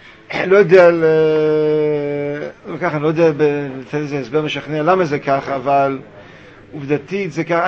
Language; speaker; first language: Hebrew; native; Hebrew